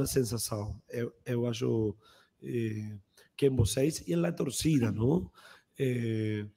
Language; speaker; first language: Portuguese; non-native, learner; Spanish